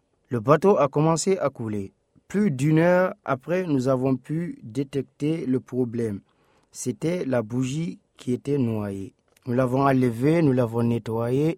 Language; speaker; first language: French; non-native, local second language; Fula